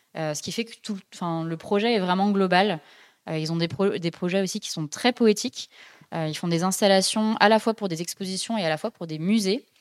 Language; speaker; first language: French; native; French